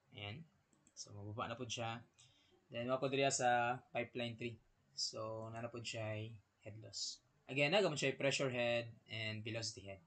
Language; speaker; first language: Cebuano; native; Cebuano